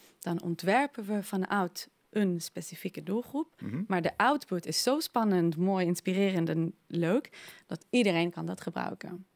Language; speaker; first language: Dutch; non-native, fluent; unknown